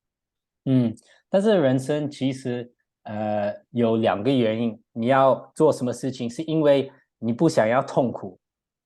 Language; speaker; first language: Chinese; non-native, learner; English